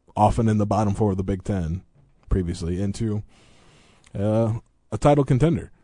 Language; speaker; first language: English; native; English